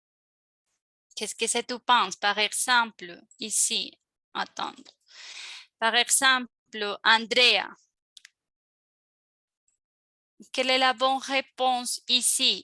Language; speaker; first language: French; non-native, fluent; Spanish